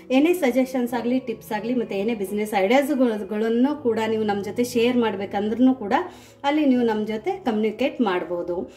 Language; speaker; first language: Kannada; native; Kannada